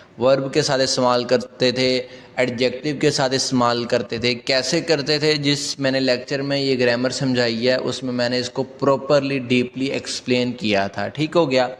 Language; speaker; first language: Urdu; non-native, local second language; Punjabi